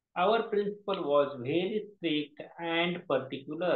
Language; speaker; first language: English; non-native, local second language; Marathi